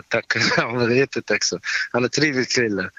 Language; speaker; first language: Swedish; non-native, learner; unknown